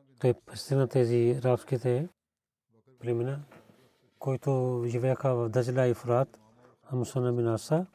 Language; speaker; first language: Bulgarian; non-native, learner; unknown